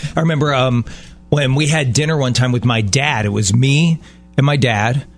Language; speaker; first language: English; native; English